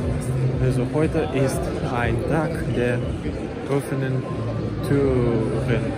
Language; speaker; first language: German; non-native, learner; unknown